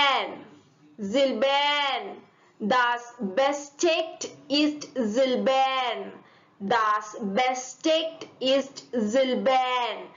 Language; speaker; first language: German; non-native, fluent; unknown